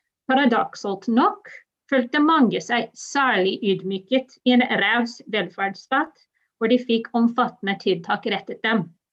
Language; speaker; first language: Norwegian; non-native, fluent; English